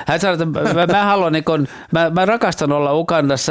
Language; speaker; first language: Finnish; native; Finnish